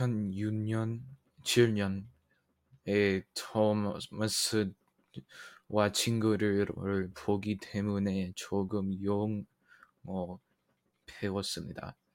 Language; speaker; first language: Korean; non-native, learner; Vietnamese